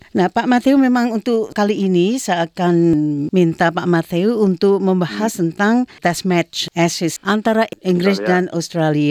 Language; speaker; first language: Indonesian; native; Indonesian